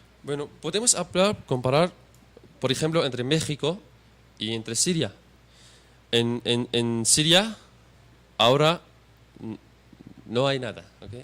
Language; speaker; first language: Spanish; non-native, learner; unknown